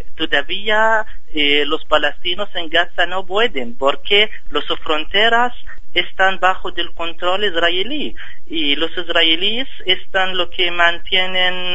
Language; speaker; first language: Spanish; non-native, fluent; Arabic